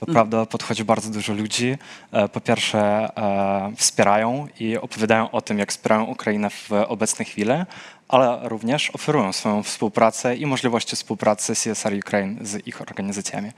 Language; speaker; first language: Polish; non-native, fluent; Ukrainian